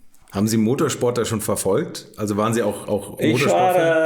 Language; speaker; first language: German; native; German